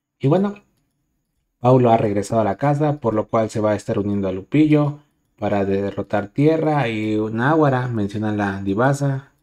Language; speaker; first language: Spanish; native; Spanish